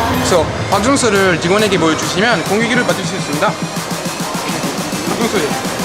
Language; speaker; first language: Korean; native; Korean